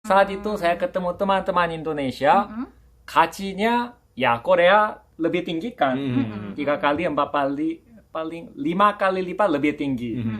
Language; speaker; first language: Indonesian; non-native, fluent; Korean